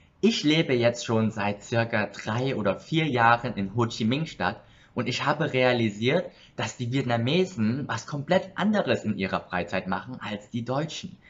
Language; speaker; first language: German; early bilingual, other home language; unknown